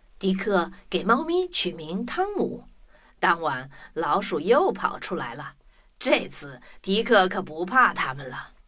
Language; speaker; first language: Chinese; native; Chinese